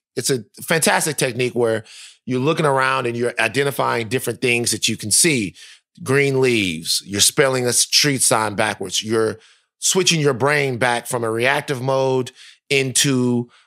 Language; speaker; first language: English; native; English